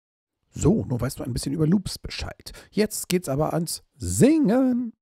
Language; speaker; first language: German; native; German